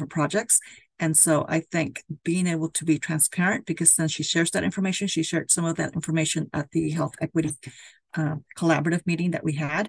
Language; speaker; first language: English; early bilingual, other home language; Spanish